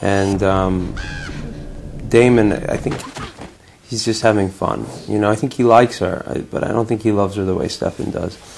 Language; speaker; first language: English; early bilingual, other home language; Polish